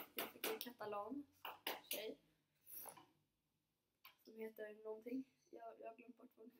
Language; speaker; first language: Swedish; native; Swedish